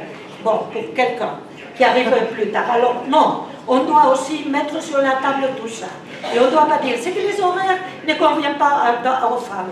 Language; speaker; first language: French; non-native, fluent; Spanish